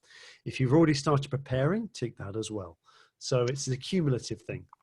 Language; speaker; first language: English; native; English